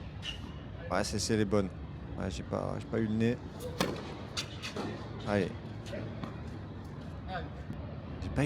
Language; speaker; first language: French; native; French